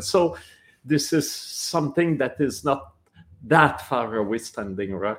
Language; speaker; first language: English; non-native, local second language; French